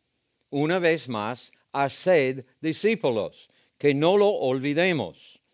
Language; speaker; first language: Spanish; non-native, fluent; English